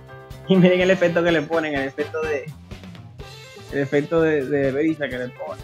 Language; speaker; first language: Spanish; native; Spanish